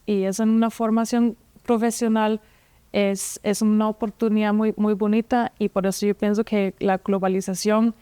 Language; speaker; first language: Spanish; non-native, fluent; German